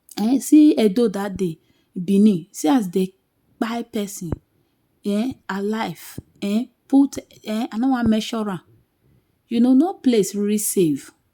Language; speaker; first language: Nigerian Pidgin; native; Nigerian Pidgin